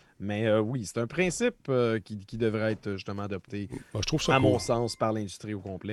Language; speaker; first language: French; native; French